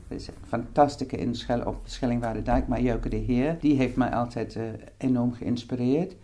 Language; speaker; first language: Dutch; non-native, fluent; English